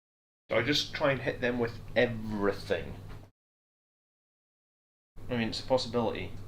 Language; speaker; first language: English; native; English